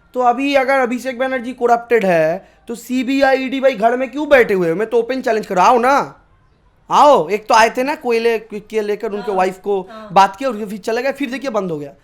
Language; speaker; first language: Hindi; non-native, local second language; Bangla